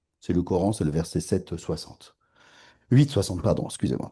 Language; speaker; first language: French; non-native, fluent; Persian